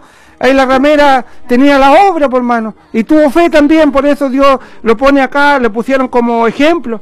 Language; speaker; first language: Spanish; native; Spanish